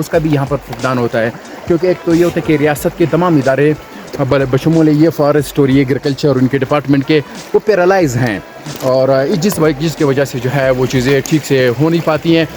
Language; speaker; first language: Urdu; non-native, local second language; Pashto